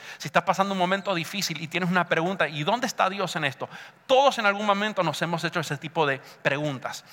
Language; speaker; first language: Spanish; early bilingual, heritage; Spanish